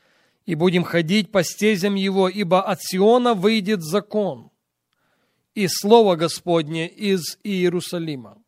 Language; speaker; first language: Russian; native; Russian